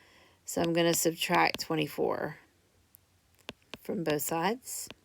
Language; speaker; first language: English; native; English